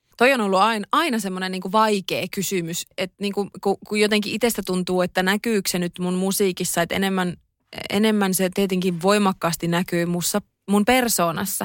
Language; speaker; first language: Finnish; native; Finnish